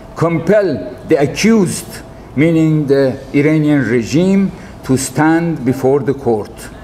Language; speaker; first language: English; non-native, fluent; Persian